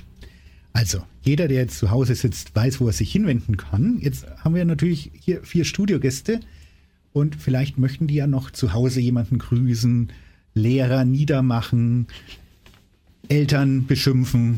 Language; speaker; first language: German; native; German